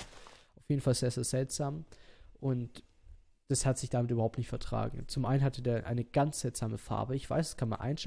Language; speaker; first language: German; native; German